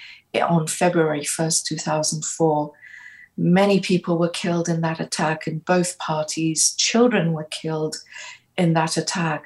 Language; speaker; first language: English; native; English